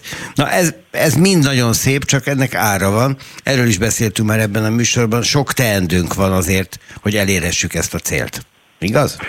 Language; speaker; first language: Hungarian; native; Hungarian